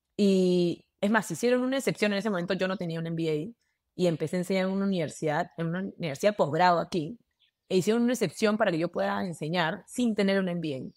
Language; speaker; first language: Spanish; native; Spanish